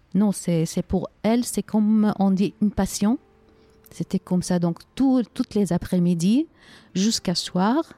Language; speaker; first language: French; non-native, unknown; Arabic